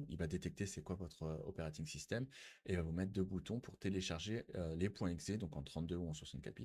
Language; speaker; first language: French; native; French